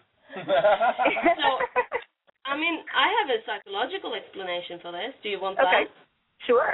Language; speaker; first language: English; non-native, fluent; Norwegian